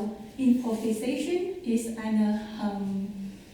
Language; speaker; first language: German; non-native, learner; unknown